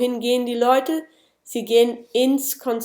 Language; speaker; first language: German; non-native, fluent; English